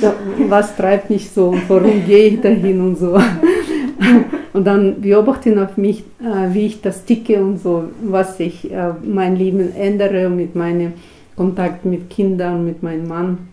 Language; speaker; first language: German; non-native, fluent; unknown